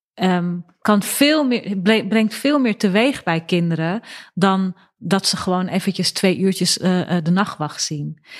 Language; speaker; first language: Dutch; early bilingual, other home language; Persian